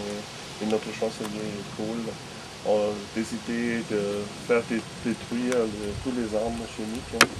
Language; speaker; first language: French; non-native, fluent; German